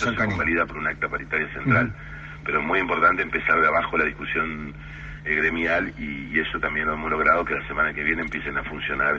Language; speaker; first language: Spanish; native; Spanish